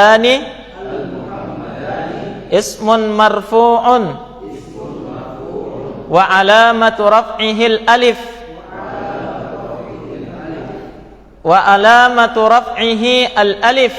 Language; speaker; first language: Arabic; non-native, fluent; Indonesian